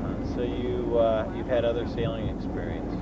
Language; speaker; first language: English; native; English